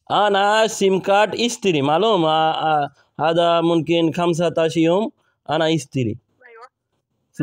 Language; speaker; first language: Arabic; non-native, learner; Bangla